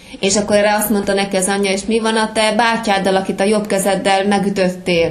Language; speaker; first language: Hungarian; native; Hungarian